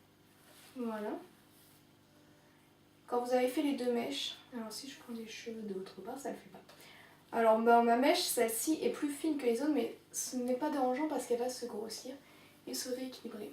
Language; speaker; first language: French; native; French